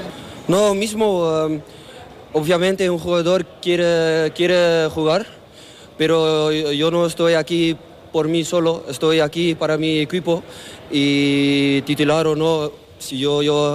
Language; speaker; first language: Spanish; non-native, learner; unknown